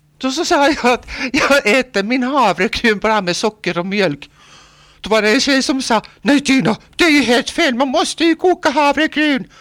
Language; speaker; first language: Swedish; non-native, local second language; Finnish